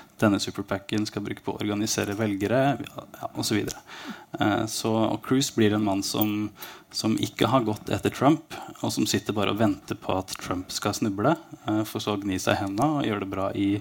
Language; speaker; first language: Norwegian; native; Norwegian